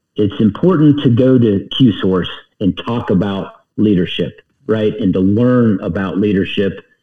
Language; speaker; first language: English; native; English